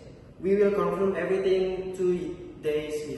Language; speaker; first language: English; non-native, learner; Indonesian